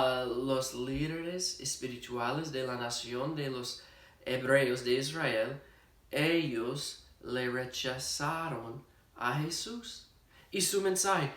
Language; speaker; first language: Spanish; non-native, fluent; English